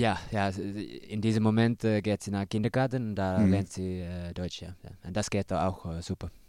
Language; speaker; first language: German; non-native, learner; Finnish